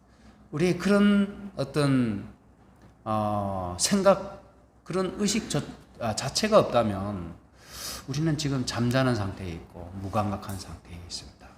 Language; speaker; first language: Korean; native; Korean